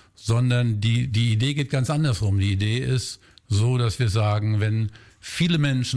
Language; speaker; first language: German; native; German